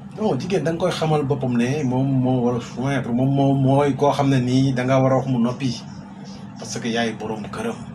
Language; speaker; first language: Wolof; native; Wolof